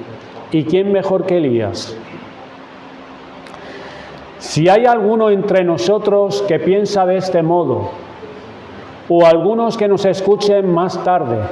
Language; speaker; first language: Spanish; native; Spanish